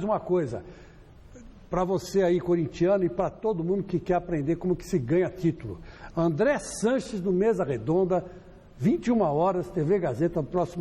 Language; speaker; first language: Portuguese; native; Portuguese